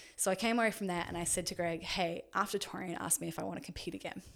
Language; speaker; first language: English; native; English